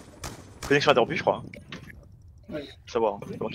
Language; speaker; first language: French; native; French